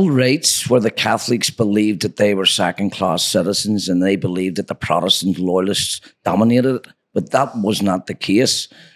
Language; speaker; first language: English; native; English